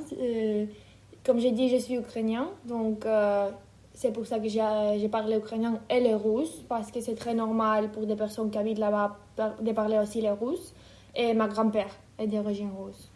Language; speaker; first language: French; non-native, fluent; Ukrainian